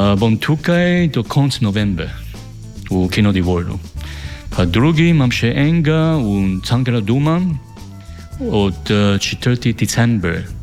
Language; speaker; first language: Slovenian; non-native, learner; Chinese